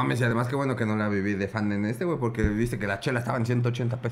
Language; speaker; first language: Spanish; native; Spanish